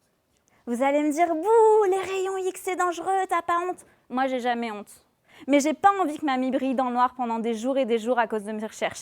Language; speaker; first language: French; native; French